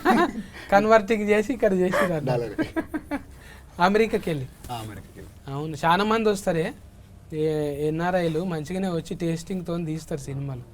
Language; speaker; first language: Telugu; native; Telugu